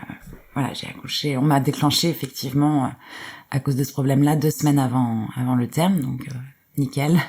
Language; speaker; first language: French; native; French